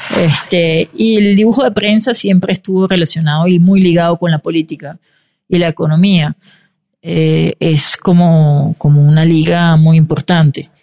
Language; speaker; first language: Spanish; native; Spanish